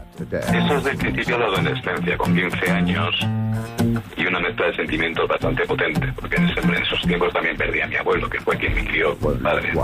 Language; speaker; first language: Spanish; native; Spanish